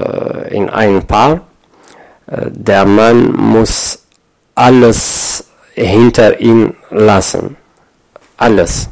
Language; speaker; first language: German; non-native, fluent; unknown